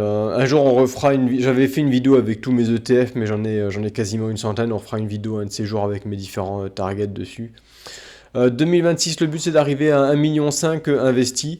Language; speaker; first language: French; native; French